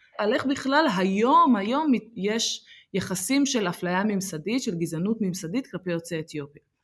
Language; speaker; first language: Hebrew; early bilingual, other home language; Amharic